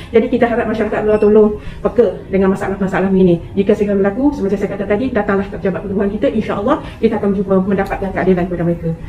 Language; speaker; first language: Malay; native; Malay